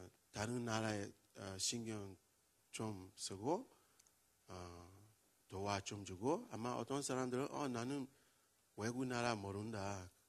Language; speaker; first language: Korean; non-native, learner; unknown